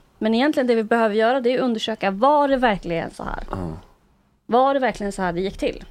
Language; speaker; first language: Swedish; early bilingual, other home language; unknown